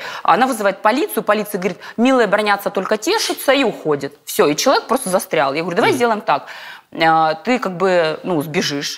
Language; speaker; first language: Russian; native; Russian